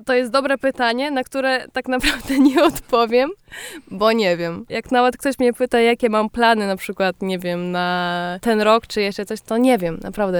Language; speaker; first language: Polish; early bilingual, heritage; Polish